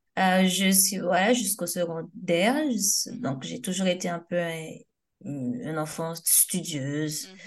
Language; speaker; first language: French; non-native, local second language; Haitian Creole